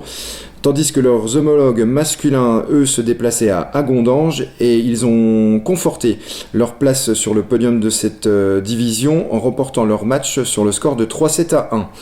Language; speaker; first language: French; native; French